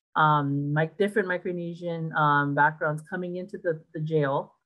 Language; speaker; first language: English; native; English